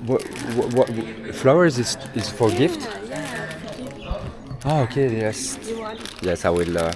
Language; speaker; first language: English; non-native, fluent; French